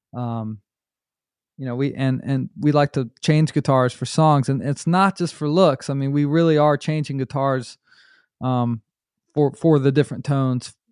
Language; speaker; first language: English; native; English